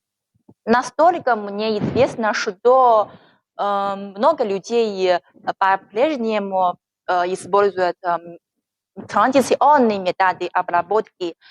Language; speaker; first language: Russian; non-native, learner; Chinese